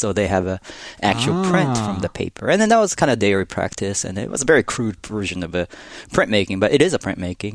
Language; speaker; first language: English; non-native, fluent; Japanese